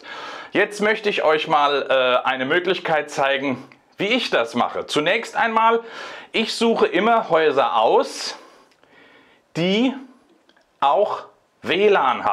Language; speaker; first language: German; native; German